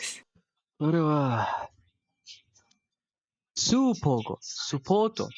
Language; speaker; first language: Japanese; non-native, learner; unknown